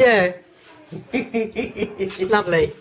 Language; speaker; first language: English; native; English